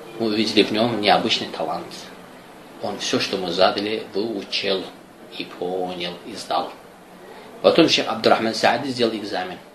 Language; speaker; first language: Russian; non-native, local second language; Azerbaijani